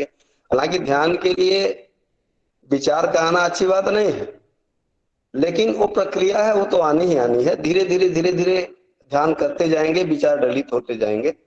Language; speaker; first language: Hindi; native; Hindi